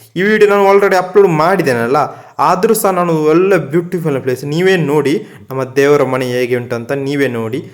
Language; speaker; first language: Kannada; non-native, local second language; Tulu